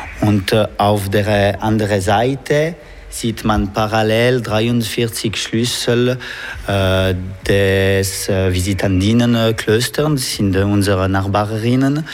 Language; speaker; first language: German; non-native, local second language; French